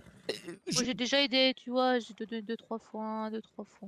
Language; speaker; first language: French; native; French